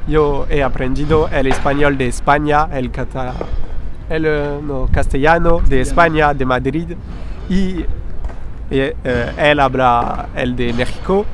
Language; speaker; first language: Spanish; non-native, fluent; French